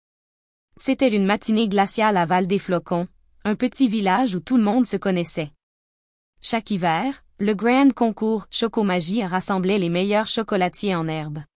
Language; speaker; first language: French; native; French